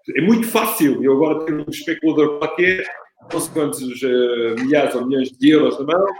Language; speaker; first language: Portuguese; non-native, fluent; Italian